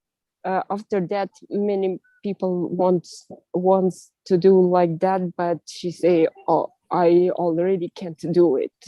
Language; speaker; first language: English; non-native, learner; Russian